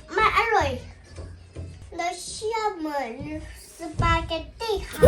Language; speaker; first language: Thai; early bilingual, heritage; Thai